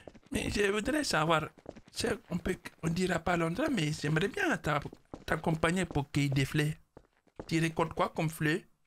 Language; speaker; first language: French; native; French